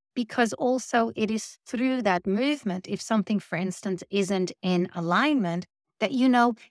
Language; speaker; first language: English; non-native, fluent; Dutch